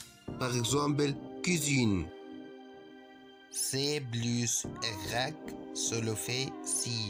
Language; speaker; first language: French; non-native, fluent; Arabic